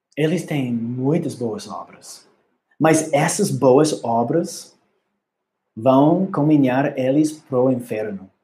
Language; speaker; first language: Portuguese; non-native, learner; English